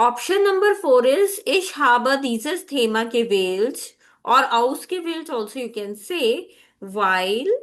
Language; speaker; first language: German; non-native, fluent; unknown